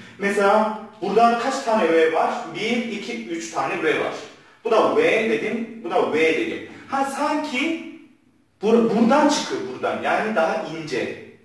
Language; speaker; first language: Turkish; non-native, fluent; Korean